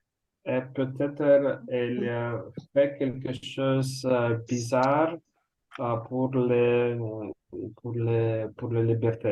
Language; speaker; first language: French; non-native, learner; Russian